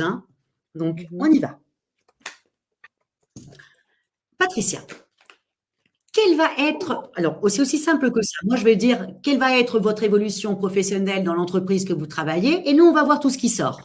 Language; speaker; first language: French; native; French